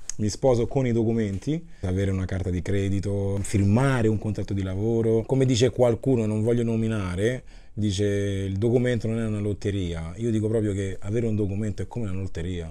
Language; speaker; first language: Italian; early bilingual, other home language; Kabuverdianu